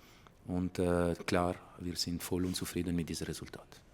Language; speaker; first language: German; non-native, fluent; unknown